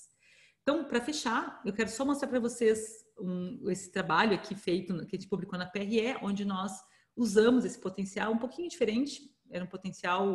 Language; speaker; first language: Portuguese; native; Portuguese